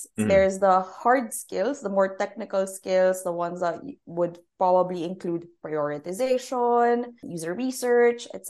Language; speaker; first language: English; non-native, local second language; Filipino